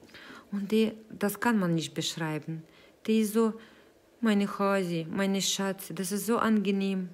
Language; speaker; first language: German; non-native, fluent; Russian